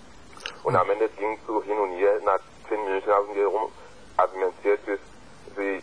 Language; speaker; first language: German; non-native, fluent; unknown